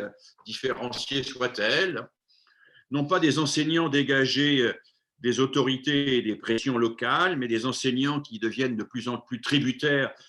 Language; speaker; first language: French; native; French